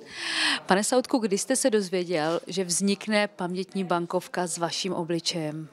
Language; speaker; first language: Czech; native; Czech